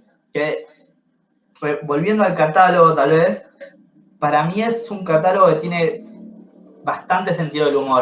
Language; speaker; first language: Spanish; native; Spanish